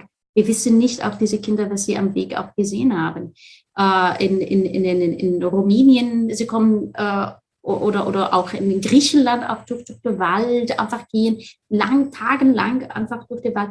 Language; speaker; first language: German; non-native, fluent; Arabic